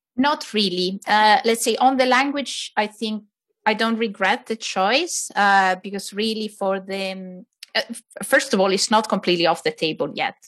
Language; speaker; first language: English; non-native, fluent; Italian